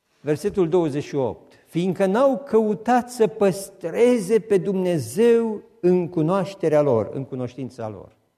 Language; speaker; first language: Romanian; native; Romanian